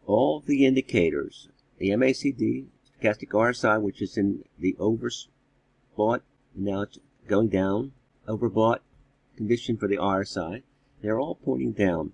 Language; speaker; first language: English; native; English